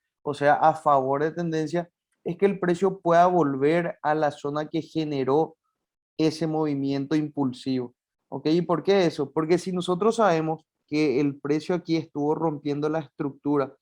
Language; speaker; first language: Spanish; native; Spanish